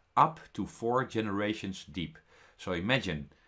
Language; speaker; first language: English; non-native, fluent; Dutch